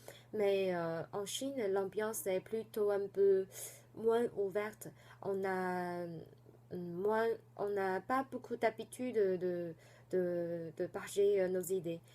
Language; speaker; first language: French; non-native, fluent; Chinese